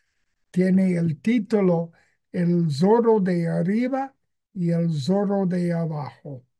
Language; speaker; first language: Spanish; non-native, fluent; English